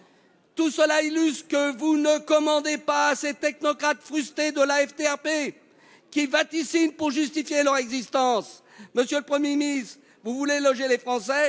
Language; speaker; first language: French; native; French